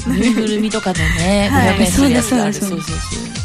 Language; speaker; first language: Japanese; native; Japanese